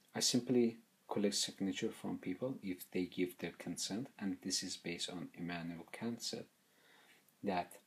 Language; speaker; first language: English; non-native, fluent; Persian